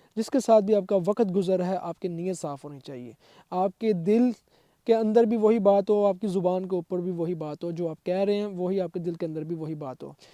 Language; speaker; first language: Urdu; non-native, local second language; Punjabi